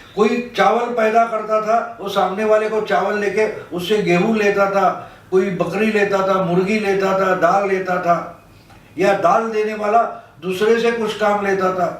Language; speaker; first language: Hindi; non-native, local second language; Marathi